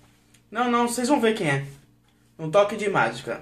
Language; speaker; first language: Portuguese; native; Portuguese